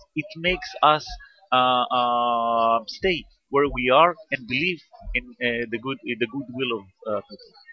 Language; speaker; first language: English; non-native, fluent; Hebrew